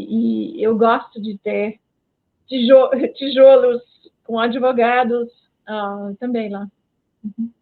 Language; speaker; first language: Portuguese; non-native, fluent; French